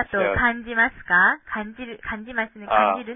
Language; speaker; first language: Japanese; non-native, fluent; Korean